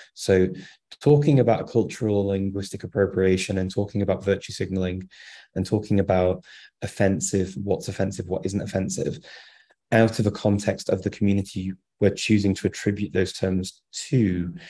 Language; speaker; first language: English; native; English